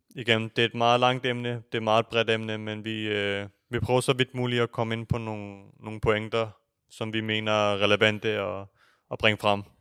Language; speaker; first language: Danish; early bilingual, other home language; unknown